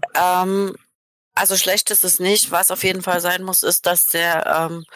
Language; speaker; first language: German; native; German